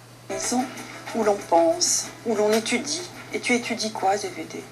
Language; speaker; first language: French; native; French